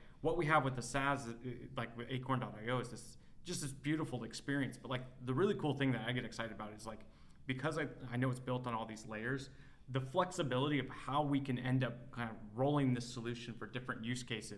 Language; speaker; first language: English; native; English